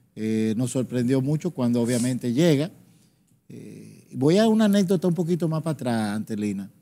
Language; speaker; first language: Spanish; native; Spanish